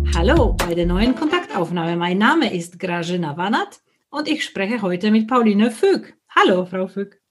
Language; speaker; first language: German; non-native, fluent; Polish